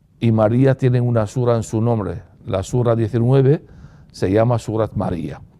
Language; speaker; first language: Spanish; non-native, fluent; Arabic